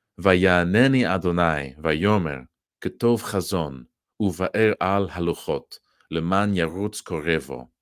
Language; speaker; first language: Hebrew; non-native, fluent; English